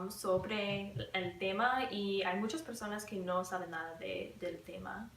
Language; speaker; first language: Spanish; non-native, learner; English